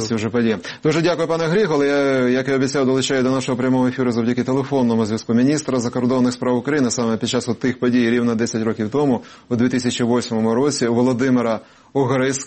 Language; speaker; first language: Ukrainian; native; Ukrainian